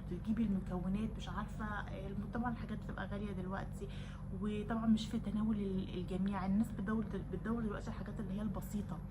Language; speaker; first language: Arabic; native; Arabic